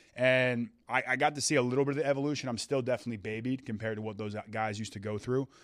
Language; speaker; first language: English; native; English